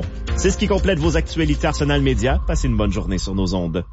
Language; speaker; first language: French; native; French